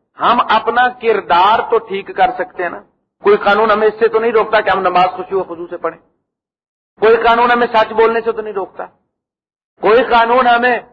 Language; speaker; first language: Urdu; native; Urdu